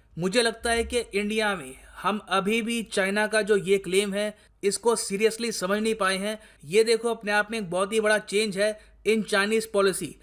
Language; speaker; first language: Hindi; native; Hindi